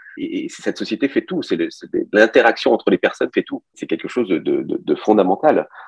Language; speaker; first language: French; early bilingual, other home language; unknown